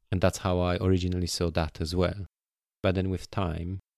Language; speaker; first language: English; non-native, fluent; Polish